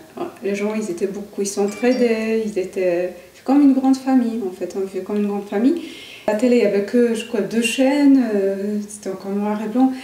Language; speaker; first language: French; non-native, fluent; Polish